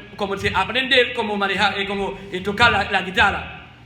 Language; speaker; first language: Spanish; non-native, learner; Haitian Creole